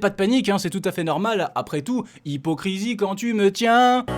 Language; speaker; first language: French; native; French